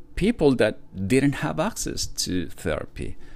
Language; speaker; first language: English; non-native, fluent; Spanish